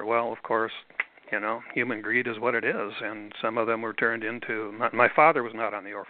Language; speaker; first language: English; native; English